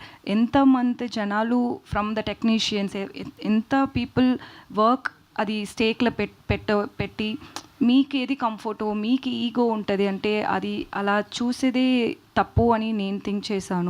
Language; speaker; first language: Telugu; non-native, learner; Tamil